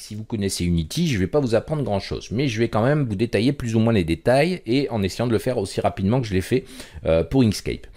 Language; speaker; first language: French; native; French